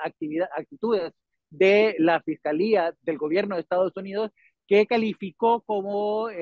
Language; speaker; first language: Spanish; native; Spanish